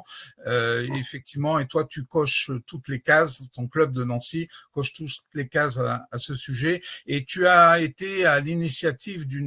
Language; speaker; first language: French; native; French